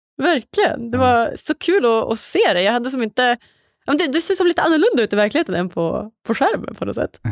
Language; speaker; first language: Swedish; native; Swedish